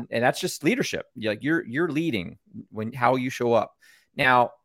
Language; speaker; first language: English; native; English